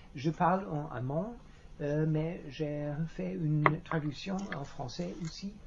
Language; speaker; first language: French; non-native, learner; German